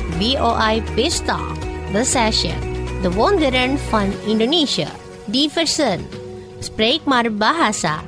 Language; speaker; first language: Dutch; non-native, fluent; Indonesian